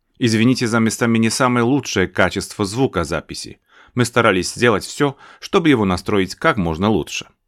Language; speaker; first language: Russian; non-native, fluent; Polish